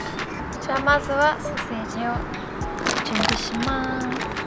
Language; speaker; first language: Japanese; non-native, fluent; English